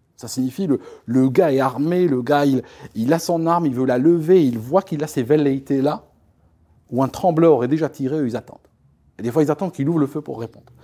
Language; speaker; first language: French; non-native, local second language; Arabic